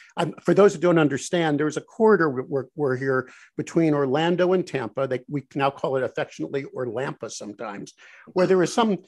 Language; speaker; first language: English; native; English